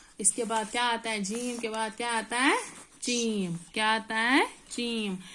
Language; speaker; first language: Hindi; non-native, local second language; Kashmiri